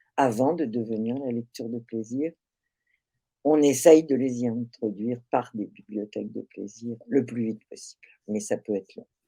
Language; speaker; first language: French; native; French